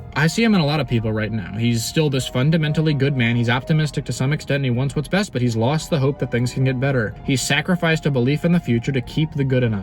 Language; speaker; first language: English; native; English